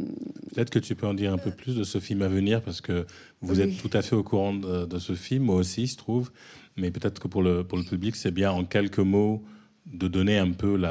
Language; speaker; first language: French; native; French